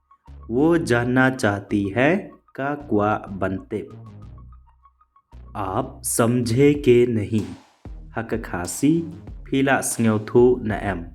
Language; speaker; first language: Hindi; non-native, local second language; Khasi